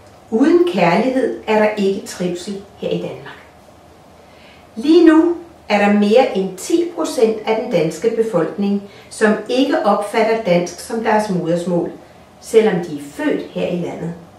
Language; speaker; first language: Danish; non-native, fluent; Russian